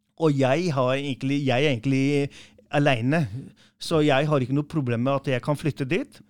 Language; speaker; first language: Norwegian; early bilingual, other home language; Urdu